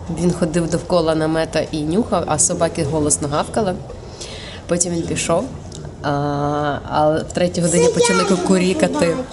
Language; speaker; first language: Ukrainian; native; Ukrainian